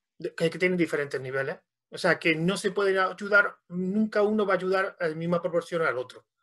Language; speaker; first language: Spanish; native; Spanish